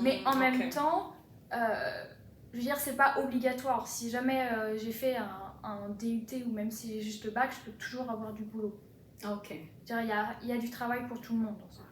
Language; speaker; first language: French; native; French